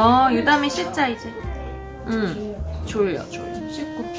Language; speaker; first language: Korean; native; Korean